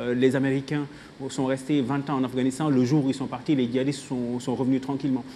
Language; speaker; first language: French; non-native, local second language; Wolof